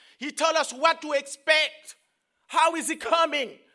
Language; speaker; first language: English; non-native, fluent; Haitian Creole